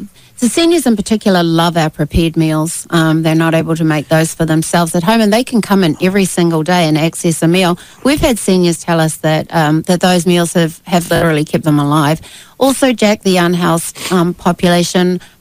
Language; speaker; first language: English; native; English